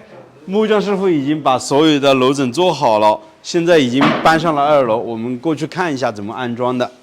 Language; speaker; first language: Chinese; native; Chinese